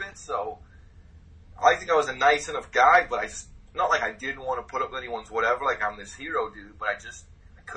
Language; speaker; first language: English; native; English